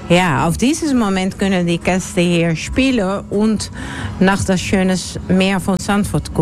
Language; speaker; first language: German; non-native, learner; Dutch